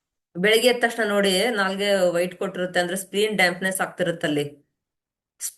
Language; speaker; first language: Kannada; native; Kannada